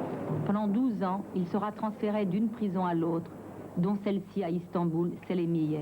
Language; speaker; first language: French; native; French